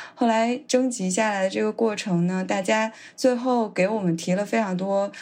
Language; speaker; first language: Chinese; native; Chinese